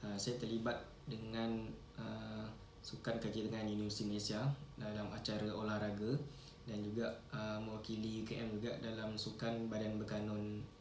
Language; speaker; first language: Malay; native; Malay